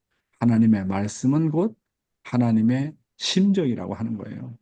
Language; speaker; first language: Korean; native; Korean